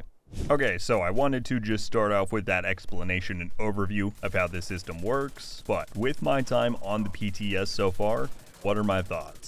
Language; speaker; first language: English; native; English